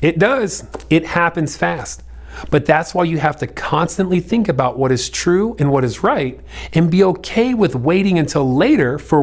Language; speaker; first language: English; native; English